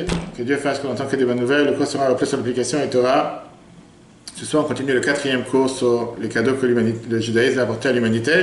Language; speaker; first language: French; native; French